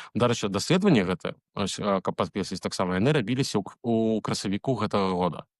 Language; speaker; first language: Belarusian; native; Belarusian